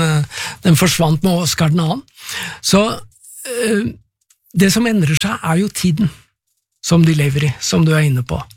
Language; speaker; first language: Norwegian; native; Norwegian